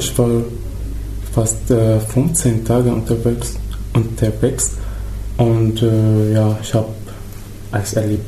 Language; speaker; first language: German; non-native, fluent; Arabic